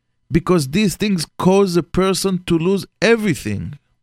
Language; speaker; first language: English; non-native, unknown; Hebrew